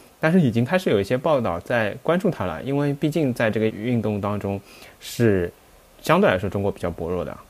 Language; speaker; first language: Chinese; native; Chinese